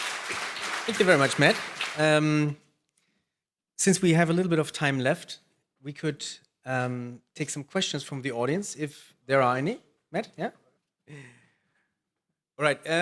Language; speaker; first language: English; non-native, fluent; German